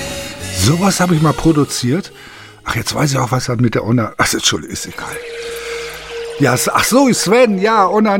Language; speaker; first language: German; native; German